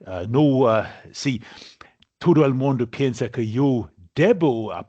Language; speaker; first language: Spanish; non-native, learner; English